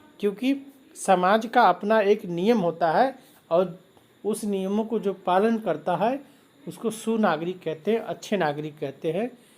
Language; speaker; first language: Hindi; native; Hindi